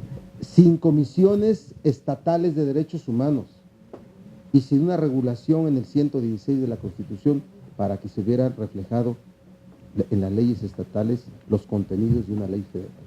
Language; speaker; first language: Spanish; native; Spanish